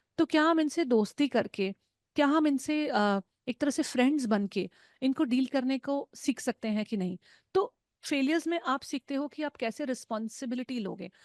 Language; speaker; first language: Hindi; non-native, local second language; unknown